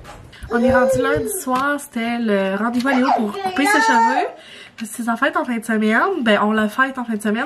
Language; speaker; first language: French; native; French